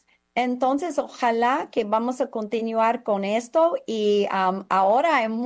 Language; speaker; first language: Spanish; non-native, fluent; English